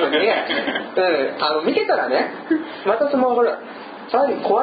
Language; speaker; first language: Japanese; non-native, fluent; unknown